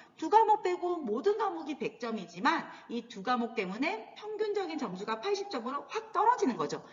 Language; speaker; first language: Korean; native; Korean